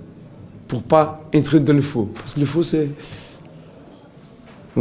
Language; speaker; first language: French; non-native, learner; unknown